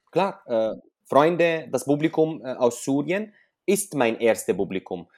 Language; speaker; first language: German; non-native, fluent; Arabic